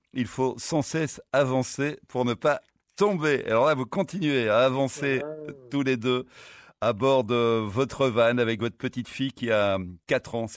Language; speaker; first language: French; native; French